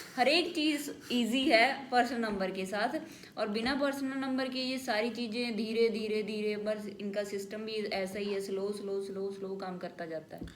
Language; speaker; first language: Hindi; non-native, local second language; Punjabi